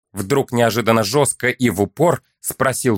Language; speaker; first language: Russian; native; Russian